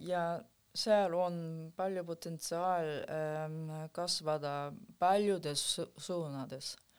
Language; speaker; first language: Estonian; non-native, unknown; Korean